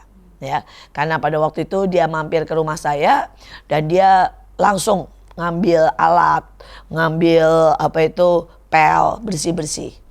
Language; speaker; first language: Indonesian; native; Indonesian